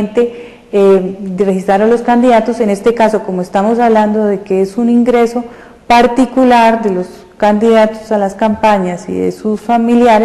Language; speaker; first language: Spanish; native; Spanish